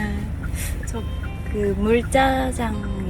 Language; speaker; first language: Korean; non-native, fluent; Japanese